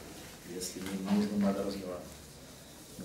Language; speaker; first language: Russian; non-native, learner; Serbian